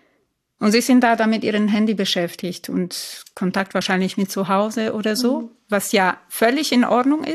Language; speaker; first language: German; non-native, fluent; Italian